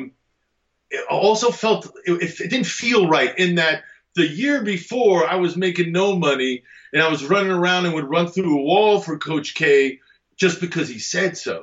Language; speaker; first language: English; native; English